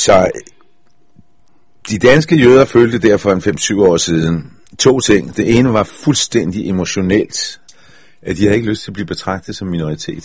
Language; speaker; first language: Danish; non-native, fluent; Hebrew